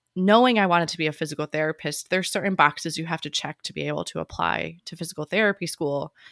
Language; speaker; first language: English; native; English